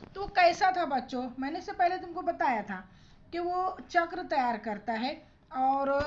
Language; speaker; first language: Hindi; non-native, local second language; Marathi